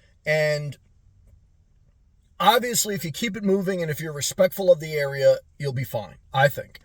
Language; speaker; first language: English; native; English